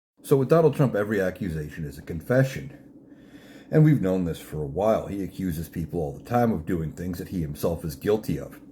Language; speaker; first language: English; native; English